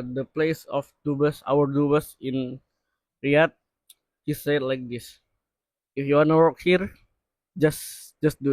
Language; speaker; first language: English; non-native, learner; Indonesian